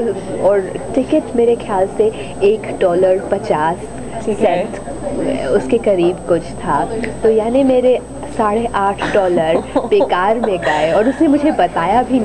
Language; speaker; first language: Hindi; native; Hindi